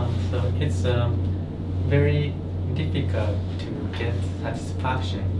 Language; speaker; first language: English; non-native, learner; Japanese